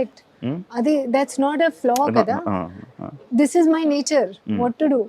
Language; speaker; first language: Telugu; non-native, learner; Hindi